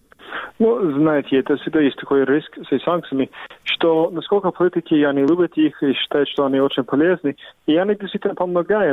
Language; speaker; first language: Russian; non-native, fluent; English